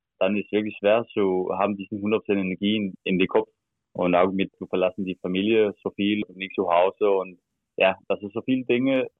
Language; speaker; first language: German; non-native, learner; Danish